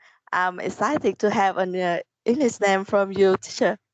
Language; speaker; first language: English; non-native, learner; Vietnamese